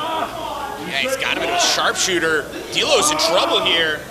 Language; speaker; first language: English; native; English